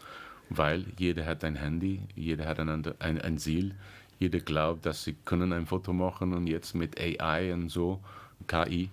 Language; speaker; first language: German; non-native, learner; English